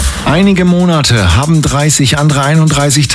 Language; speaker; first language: German; native; German